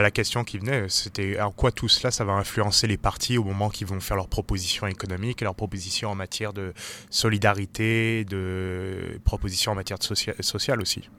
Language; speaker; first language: French; native; French